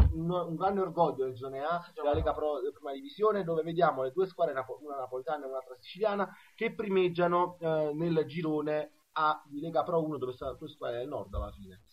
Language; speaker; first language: Italian; native; Italian